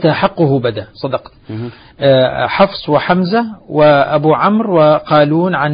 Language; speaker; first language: Arabic; native; Arabic